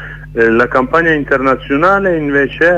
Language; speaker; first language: Italian; non-native, learner; Kurdish